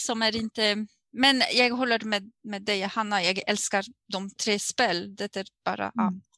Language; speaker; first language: Swedish; non-native, fluent; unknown